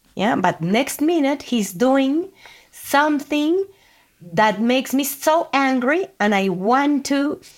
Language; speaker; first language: English; non-native, fluent; Spanish